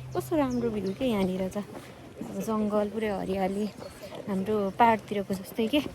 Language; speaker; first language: Nepali; native; Nepali